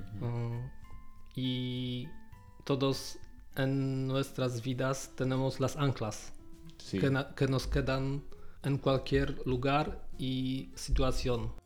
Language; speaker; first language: Spanish; non-native, learner; Polish